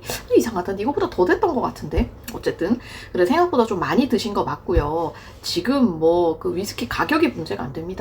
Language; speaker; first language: Korean; native; Korean